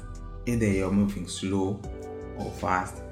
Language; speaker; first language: English; non-native, local second language; Shona